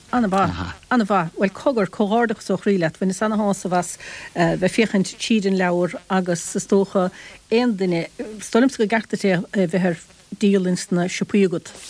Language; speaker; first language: Irish; native; Irish